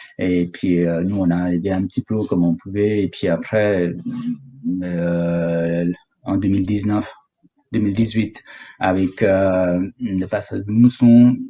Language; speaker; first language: French; non-native, fluent; Sherpa